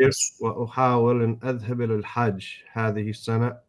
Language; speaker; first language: Arabic; non-native, fluent; English